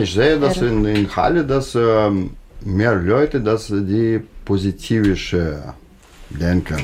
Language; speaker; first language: German; non-native, learner; Russian